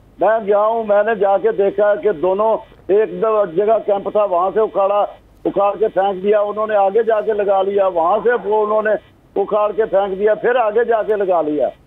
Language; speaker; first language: Urdu; non-native, local second language; Punjabi